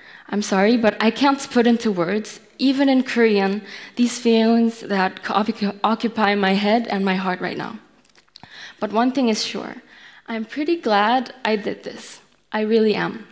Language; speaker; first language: English; non-native, fluent; Korean